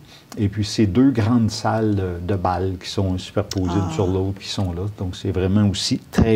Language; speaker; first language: French; native; French